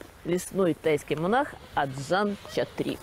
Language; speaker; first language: Russian; native; Russian